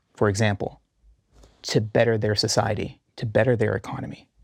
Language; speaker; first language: English; early bilingual, heritage; Arabic